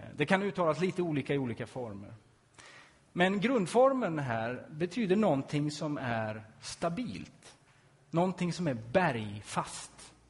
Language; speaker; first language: Swedish; native; Swedish